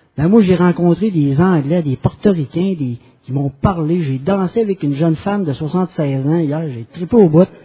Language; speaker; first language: French; native; French